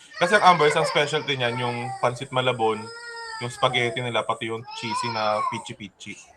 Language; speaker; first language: Filipino; native; Filipino